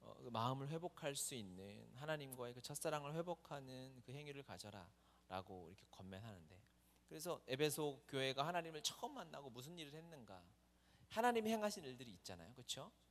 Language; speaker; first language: Korean; native; Korean